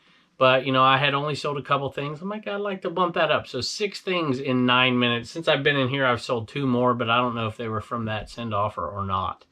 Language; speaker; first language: English; native; English